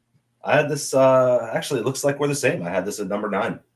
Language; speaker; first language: English; native; English